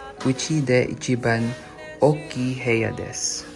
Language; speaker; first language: Japanese; non-native, learner; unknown